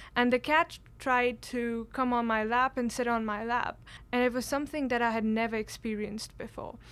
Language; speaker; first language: English; non-native, local second language; Kashmiri